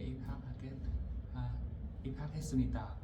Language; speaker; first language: Korean; non-native, learner; Vietnamese